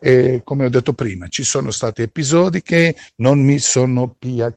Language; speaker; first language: Italian; non-native, fluent; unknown